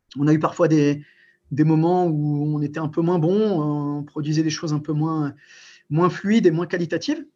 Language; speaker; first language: French; early bilingual, other home language; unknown